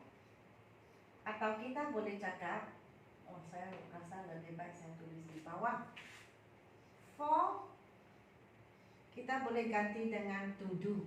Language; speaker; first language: Malay; non-native, local second language; Chinese